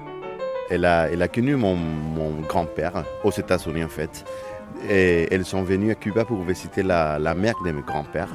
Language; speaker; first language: French; non-native, fluent; Spanish